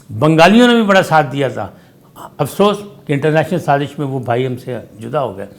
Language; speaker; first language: Urdu; non-native, local second language; Punjabi